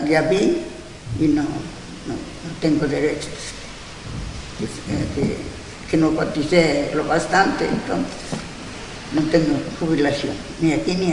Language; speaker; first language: Spanish; non-native, local second language; Galician